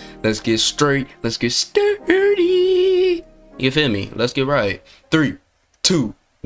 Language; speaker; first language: English; native; English